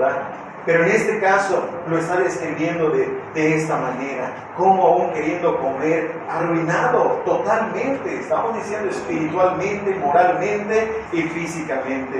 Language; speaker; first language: Spanish; native; Spanish